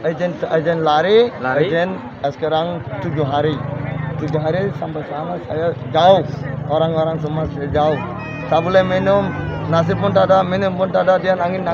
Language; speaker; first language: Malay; non-native, learner; Rohingya